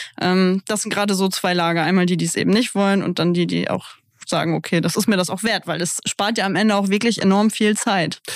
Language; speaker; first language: German; native; German